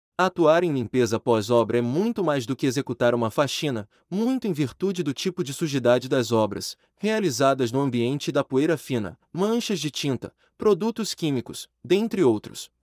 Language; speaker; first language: Portuguese; native; Portuguese